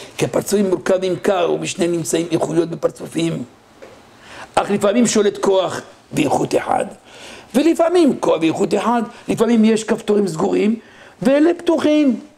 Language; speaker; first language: Hebrew; non-native, fluent; French